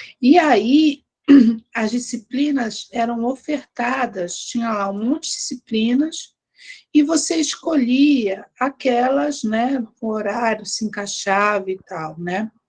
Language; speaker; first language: Portuguese; native; Portuguese